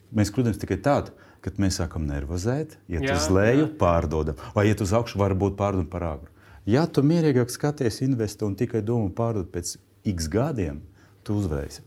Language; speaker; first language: Latvian; non-native, local second language; Russian